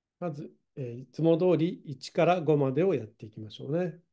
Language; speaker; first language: Japanese; native; Japanese